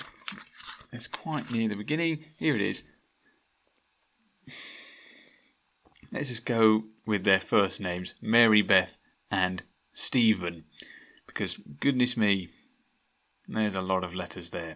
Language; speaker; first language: English; native; English